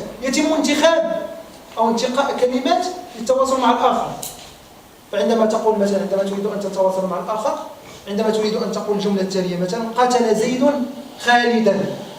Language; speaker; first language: Arabic; native; Arabic